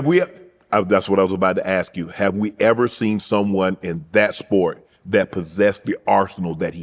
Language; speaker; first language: English; native; English